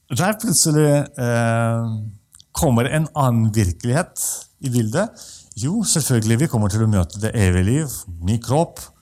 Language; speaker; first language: Norwegian; non-native, fluent; Russian